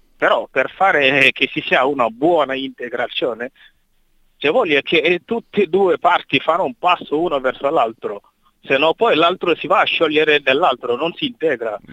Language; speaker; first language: Italian; non-native, fluent; Wolof